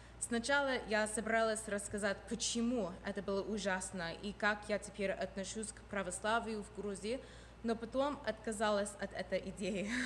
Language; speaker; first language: Russian; non-native, fluent; English